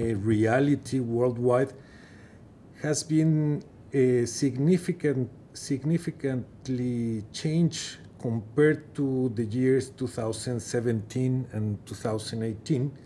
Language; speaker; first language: English; non-native, fluent; Persian